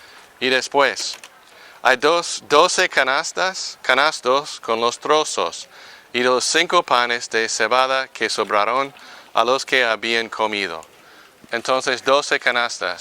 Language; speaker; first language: Spanish; non-native, fluent; English